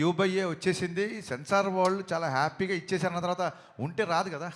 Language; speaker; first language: Telugu; native; Telugu